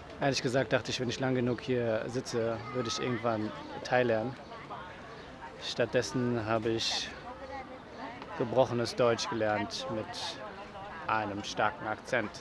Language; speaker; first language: German; native; German